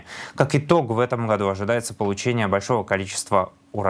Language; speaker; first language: Russian; native; Russian